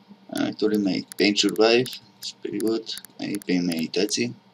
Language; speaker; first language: English; non-native, learner; Spanish